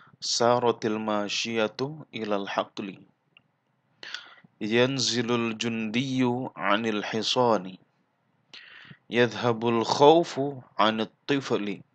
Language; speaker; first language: Arabic; non-native, fluent; Malay